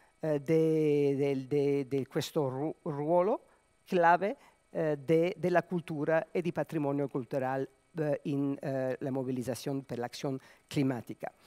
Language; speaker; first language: Italian; non-native, learner; Serbian